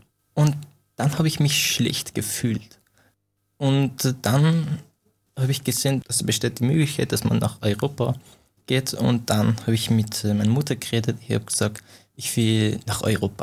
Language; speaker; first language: German; non-native, fluent; Persian